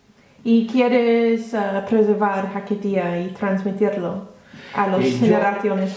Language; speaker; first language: Spanish; non-native, learner; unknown